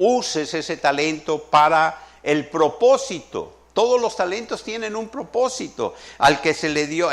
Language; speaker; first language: Spanish; native; Spanish